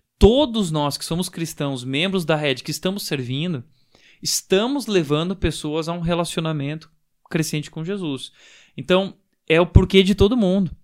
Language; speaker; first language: Portuguese; native; Portuguese